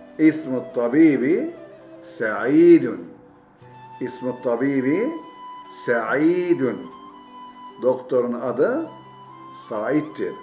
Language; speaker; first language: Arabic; non-native, fluent; Turkish